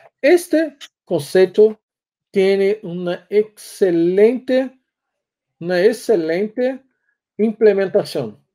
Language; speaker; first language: Spanish; non-native, learner; Portuguese